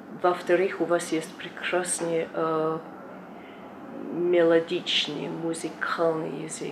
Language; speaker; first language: Russian; non-native, learner; English